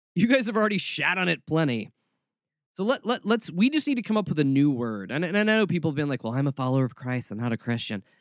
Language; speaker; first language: English; native; English